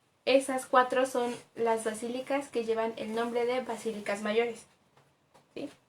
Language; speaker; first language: Spanish; native; Spanish